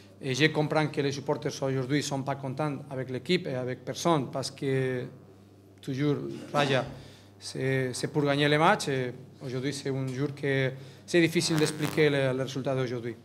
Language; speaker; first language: French; non-native, learner; Catalan